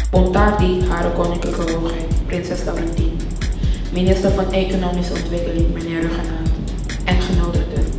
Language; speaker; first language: Dutch; non-native, local second language; Papiamento